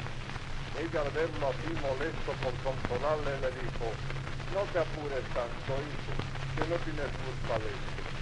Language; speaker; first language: Spanish; native; Spanish